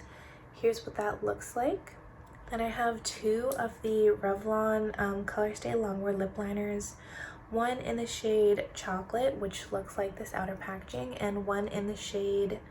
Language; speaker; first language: English; native; English